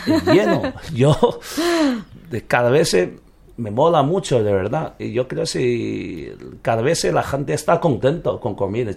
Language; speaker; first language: Spanish; non-native, learner; Chinese